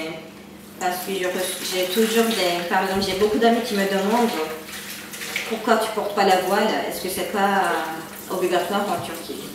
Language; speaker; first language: French; non-native, fluent; Turkish